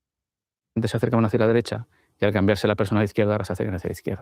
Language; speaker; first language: Spanish; native; Spanish